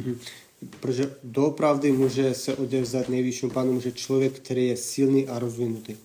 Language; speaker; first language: Czech; non-native, fluent; Russian